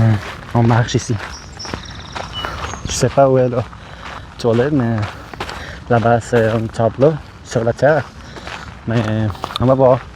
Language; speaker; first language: French; non-native, learner; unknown